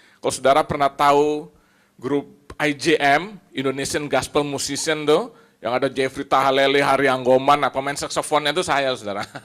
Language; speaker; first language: Indonesian; native; Indonesian